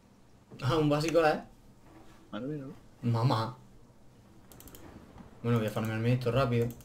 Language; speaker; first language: Spanish; native; Spanish